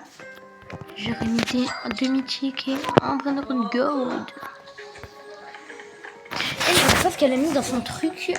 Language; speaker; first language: French; native; French